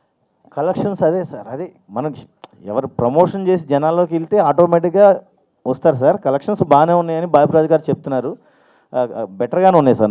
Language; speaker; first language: Telugu; native; Telugu